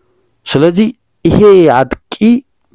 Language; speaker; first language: Amharic; native; Amharic